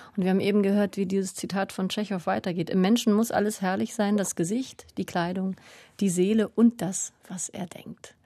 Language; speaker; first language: German; native; German